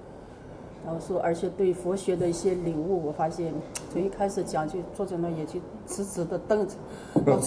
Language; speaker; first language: Chinese; native; Chinese